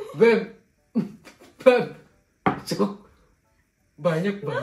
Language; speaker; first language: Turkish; non-native, learner; Indonesian